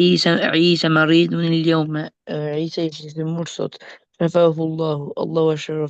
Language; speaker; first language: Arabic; non-native, learner; Albanian